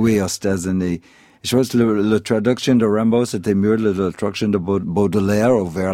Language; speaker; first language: French; non-native, fluent; English